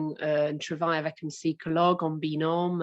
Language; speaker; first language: French; non-native, learner; English